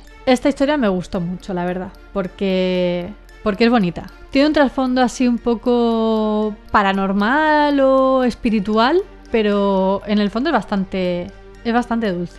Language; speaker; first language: Spanish; native; Spanish